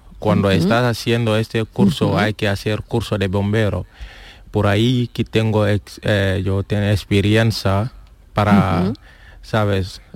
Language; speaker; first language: Spanish; non-native, learner; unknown